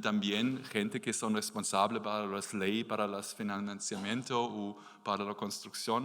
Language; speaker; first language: Spanish; non-native, learner; German